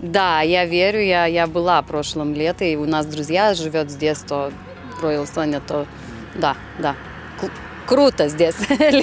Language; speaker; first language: Russian; non-native, fluent; Lithuanian